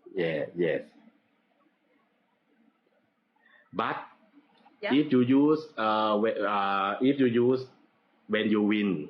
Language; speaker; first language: English; non-native, learner; Thai